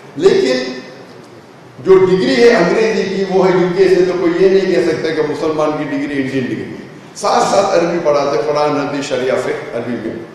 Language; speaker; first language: Urdu; non-native, local second language; Konkani